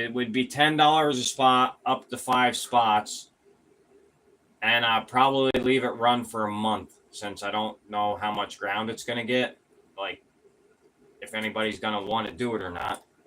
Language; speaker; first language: English; native; English